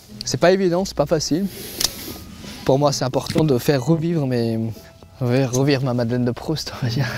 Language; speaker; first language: French; non-native, fluent; Persian